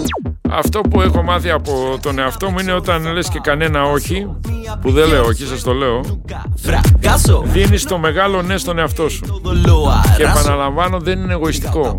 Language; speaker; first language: Greek; native; Greek